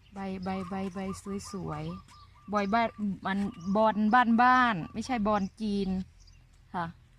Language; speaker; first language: Thai; native; Thai